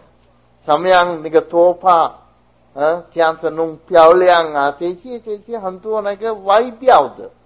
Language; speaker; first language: Chinese; non-native, fluent; Sinhala